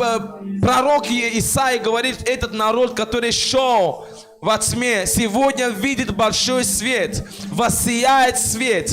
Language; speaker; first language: Russian; non-native, fluent; French